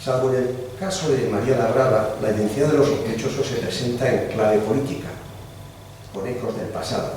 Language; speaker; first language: Spanish; native; Spanish